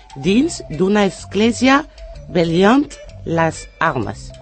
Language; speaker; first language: Catalan; non-native, learner; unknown